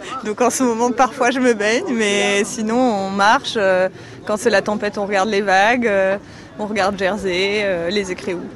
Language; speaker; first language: French; native; French